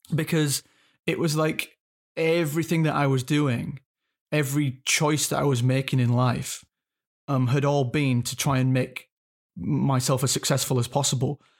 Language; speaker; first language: English; native; English